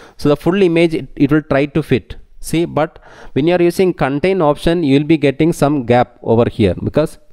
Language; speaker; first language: English; non-native, local second language; Tamil